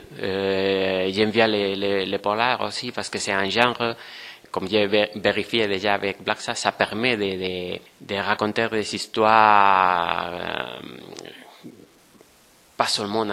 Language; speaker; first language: French; non-native, fluent; Spanish